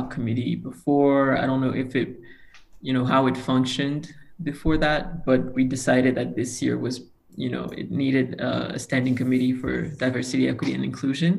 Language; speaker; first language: English; non-native, local second language; Kinyarwanda